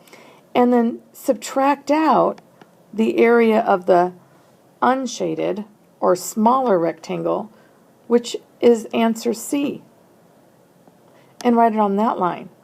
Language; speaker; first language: English; native; English